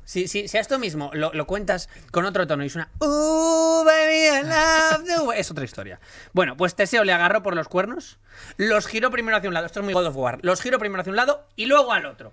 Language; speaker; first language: Spanish; native; Spanish